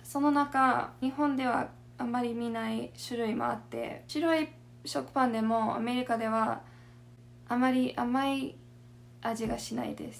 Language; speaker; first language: Japanese; non-native, fluent; English